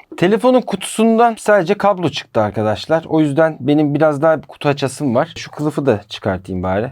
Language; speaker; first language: Turkish; native; Turkish